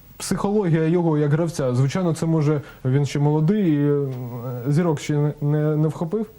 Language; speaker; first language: Ukrainian; non-native, local second language; Russian